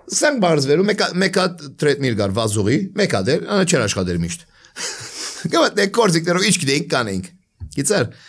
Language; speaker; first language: Armenian; early bilingual, heritage; Armenian